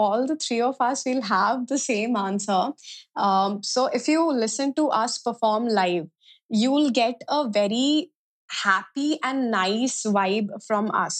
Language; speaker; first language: English; non-native, local second language; Hindi